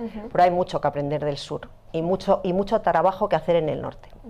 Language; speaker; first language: Spanish; native; Spanish